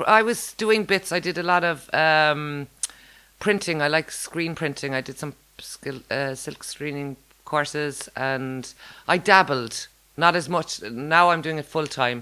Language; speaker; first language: English; native; English